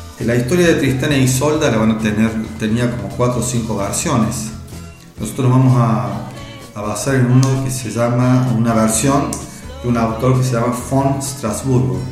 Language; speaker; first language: Spanish; native; Spanish